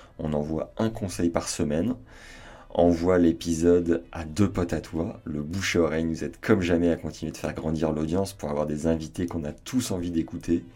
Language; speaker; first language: French; native; French